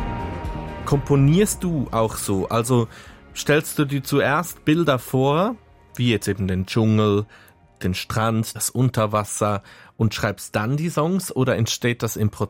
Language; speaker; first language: German; native; German